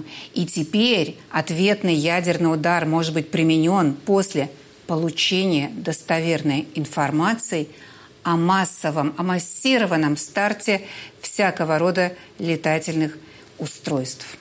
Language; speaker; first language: Russian; native; Russian